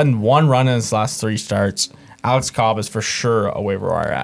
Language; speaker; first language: English; native; English